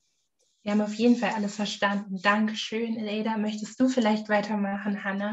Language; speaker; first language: German; native; German